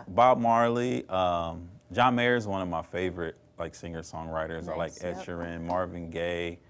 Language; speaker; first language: English; native; English